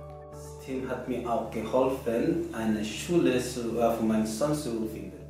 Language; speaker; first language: German; non-native, learner; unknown